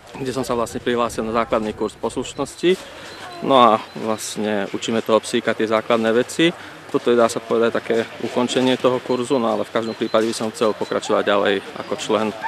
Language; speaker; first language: Slovak; native; Slovak